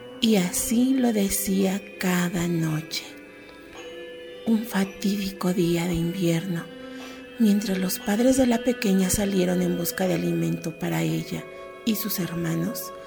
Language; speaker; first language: Spanish; native; Spanish